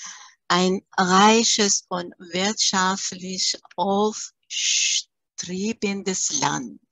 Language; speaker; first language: German; early bilingual, other home language; Persian